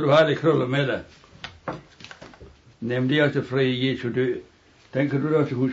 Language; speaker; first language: Danish; native; Danish